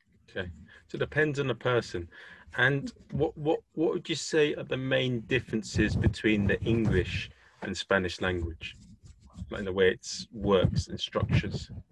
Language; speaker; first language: English; native; English